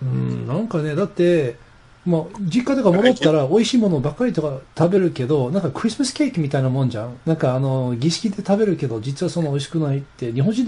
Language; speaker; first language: Japanese; non-native, fluent; English